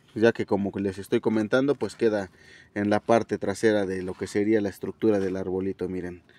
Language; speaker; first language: Spanish; native; Spanish